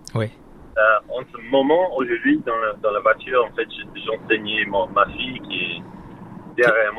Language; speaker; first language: French; non-native, fluent; English